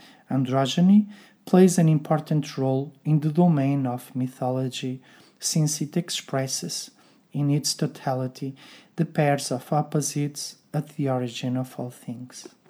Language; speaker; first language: English; non-native, fluent; Portuguese